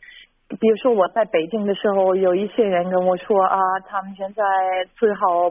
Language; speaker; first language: Chinese; non-native, fluent; German